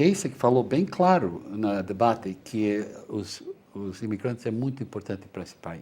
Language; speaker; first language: Portuguese; non-native, fluent; Spanish